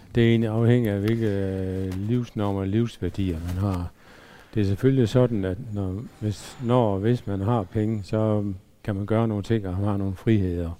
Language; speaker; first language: Danish; native; Danish